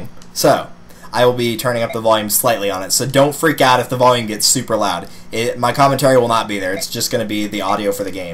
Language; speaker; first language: English; native; English